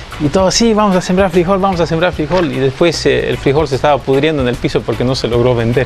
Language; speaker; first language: Spanish; non-native, fluent; Dutch